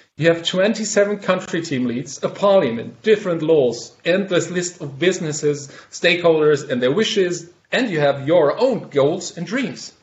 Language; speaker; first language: English; non-native, fluent; German